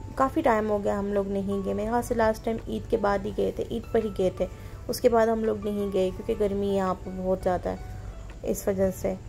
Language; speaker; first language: Urdu; native; Urdu